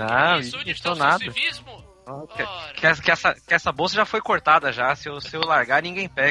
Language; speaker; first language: Portuguese; native; Portuguese